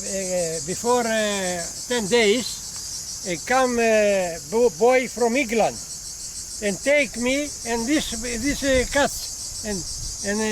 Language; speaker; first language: English; non-native, learner; Greek